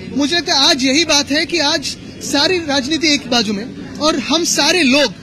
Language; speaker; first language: Hindi; non-native, local second language; Marathi